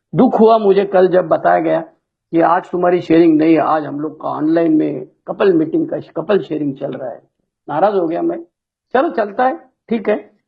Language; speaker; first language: Hindi; non-native, local second language; Marathi